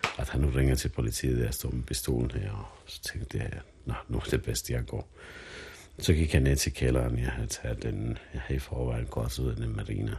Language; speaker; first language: Danish; non-native, fluent; Finnish